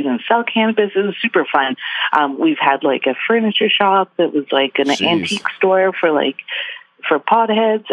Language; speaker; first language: English; early bilingual, other home language; Hebrew